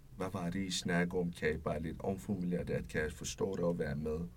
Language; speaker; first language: Danish; non-native, learner; Persian